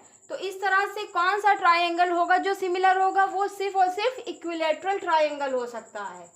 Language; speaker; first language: Hindi; native; Hindi